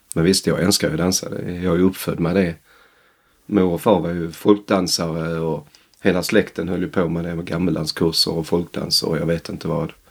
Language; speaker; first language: Swedish; native; Swedish